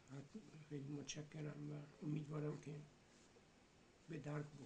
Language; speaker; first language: Persian; early bilingual, heritage; Persian